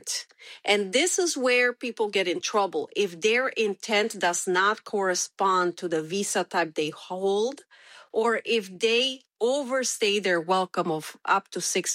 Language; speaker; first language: English; non-native, fluent; Romanian